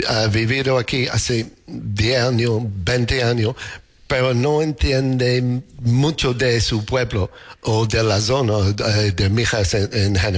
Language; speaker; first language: Spanish; non-native, learner; English